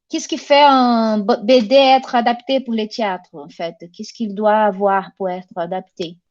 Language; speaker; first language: French; non-native, fluent; Portuguese